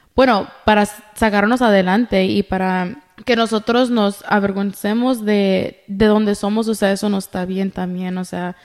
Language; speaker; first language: Spanish; early bilingual, heritage; Spanish